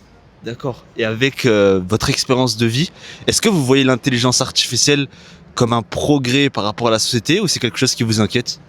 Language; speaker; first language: French; native; French